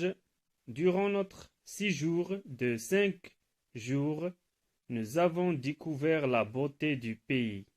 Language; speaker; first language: French; non-native, local second language; Arabic